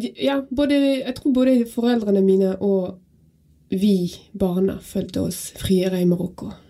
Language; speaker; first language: Norwegian; non-native, fluent; French